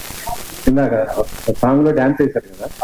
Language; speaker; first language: Telugu; native; Telugu